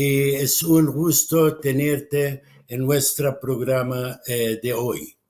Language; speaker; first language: Spanish; non-native, fluent; Arabic